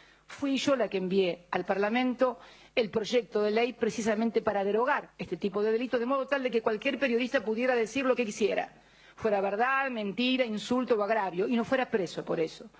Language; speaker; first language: Spanish; native; Spanish